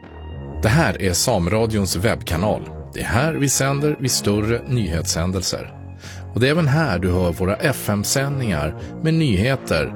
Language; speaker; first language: Swedish; native; Swedish